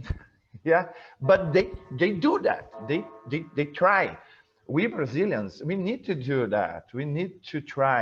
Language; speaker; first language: English; non-native, fluent; Portuguese